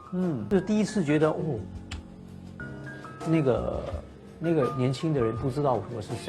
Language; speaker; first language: Chinese; non-native, local second language; Cantonese